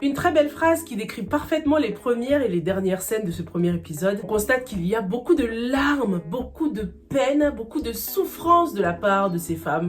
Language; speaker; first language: French; native; French